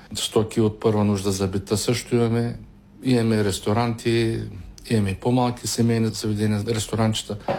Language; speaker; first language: Bulgarian; native; Bulgarian